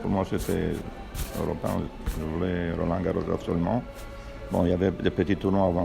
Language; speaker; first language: French; non-native, fluent; Romanian